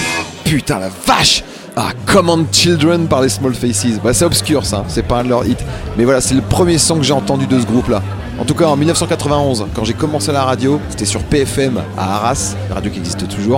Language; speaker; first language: French; native; French